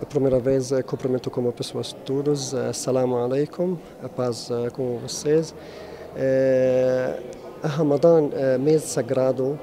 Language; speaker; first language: Portuguese; non-native, learner; Arabic